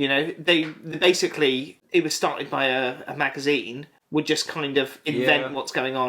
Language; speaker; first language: English; native; English